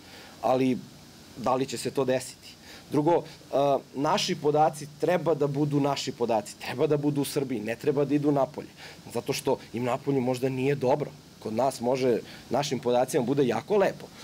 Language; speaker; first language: Serbian; native; Serbian